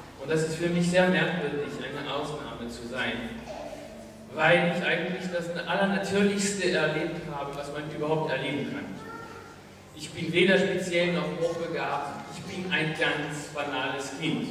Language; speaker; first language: German; non-native, fluent; French